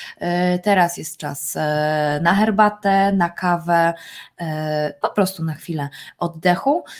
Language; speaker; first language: Polish; native; Polish